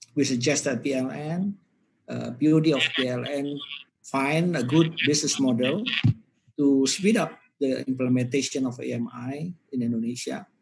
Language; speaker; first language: English; non-native, fluent; Indonesian